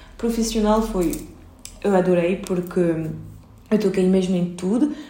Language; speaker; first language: Portuguese; early bilingual, heritage; Portuguese